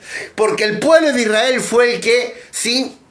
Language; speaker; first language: Spanish; native; Spanish